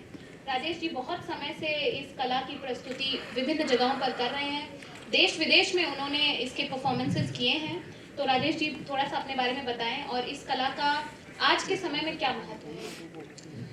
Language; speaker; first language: Hindi; native; Hindi